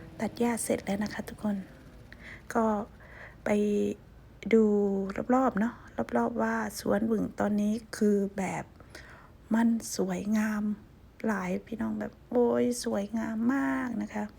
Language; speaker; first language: Thai; non-native, local second language; Lao